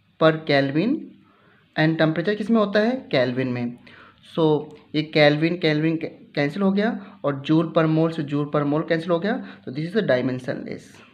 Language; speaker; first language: Hindi; native; Hindi